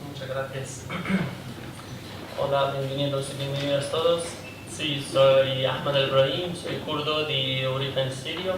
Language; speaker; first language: Spanish; non-native, fluent; Kurdish